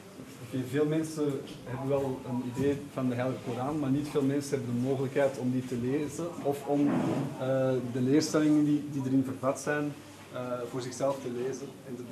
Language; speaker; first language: Dutch; early bilingual, other home language; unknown